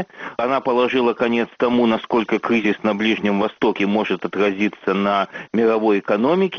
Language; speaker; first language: Russian; native; Russian